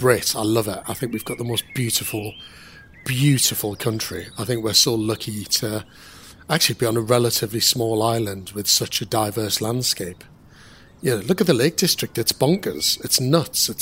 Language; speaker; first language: English; native; English